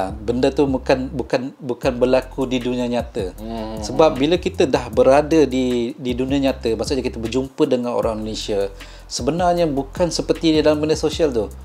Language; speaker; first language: Malay; native; Malay